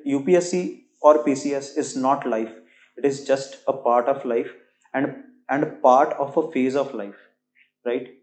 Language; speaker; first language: English; non-native, local second language; Punjabi